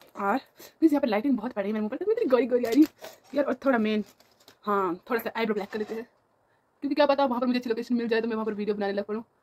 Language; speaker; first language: Hindi; non-native, local second language; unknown